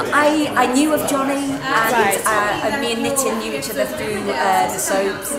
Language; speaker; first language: English; native; English